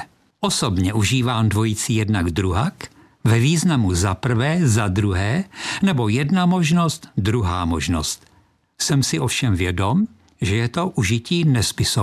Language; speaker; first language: Czech; native; Czech